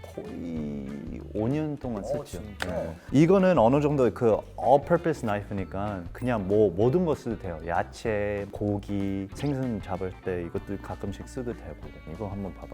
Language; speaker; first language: Korean; early bilingual, heritage; English